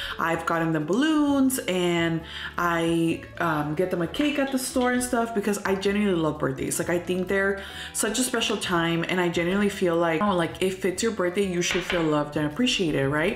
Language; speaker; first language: English; early bilingual, other home language; Spanish